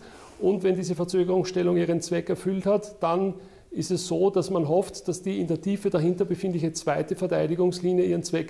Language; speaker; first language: German; native; German